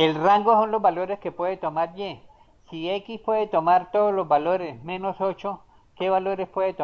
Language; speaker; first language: Spanish; native; Spanish